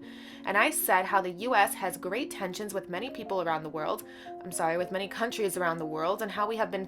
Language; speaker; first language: English; native; English